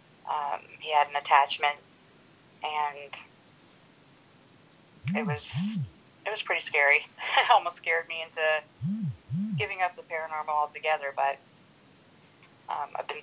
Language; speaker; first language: English; native; English